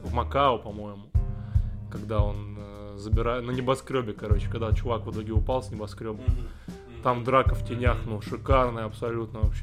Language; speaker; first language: Russian; native; Russian